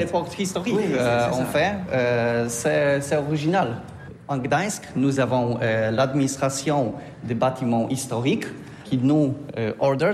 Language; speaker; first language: French; non-native, learner; Polish